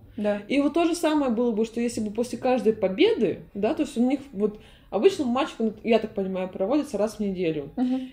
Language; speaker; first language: Russian; native; Russian